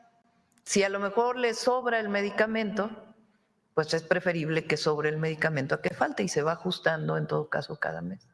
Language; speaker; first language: Spanish; native; Spanish